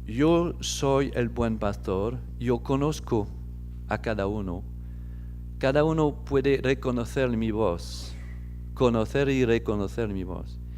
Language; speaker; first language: Spanish; non-native, fluent; French